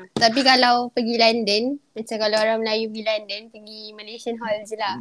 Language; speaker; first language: Malay; native; Malay